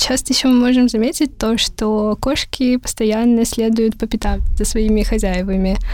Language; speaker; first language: Russian; native; Russian